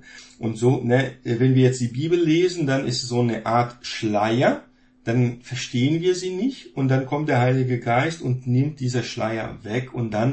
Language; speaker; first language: German; non-native, fluent; Portuguese